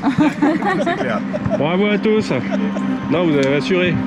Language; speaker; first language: French; native; French